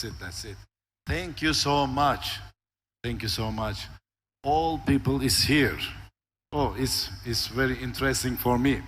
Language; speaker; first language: English; non-native, learner; Turkish